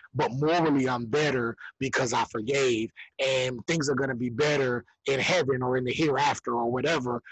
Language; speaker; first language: English; native; English